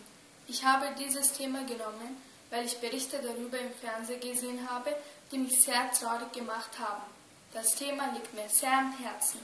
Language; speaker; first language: German; early bilingual, other home language; Turkish